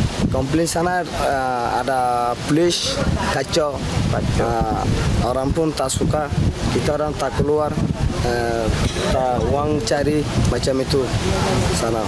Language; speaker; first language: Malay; non-native, learner; Rohingya